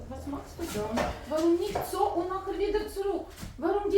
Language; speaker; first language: German; non-native, learner; Russian